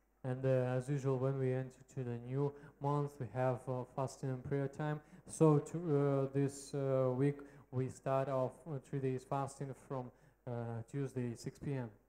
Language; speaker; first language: English; non-native, fluent; Russian